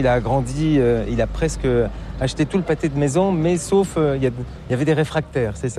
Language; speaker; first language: French; native; French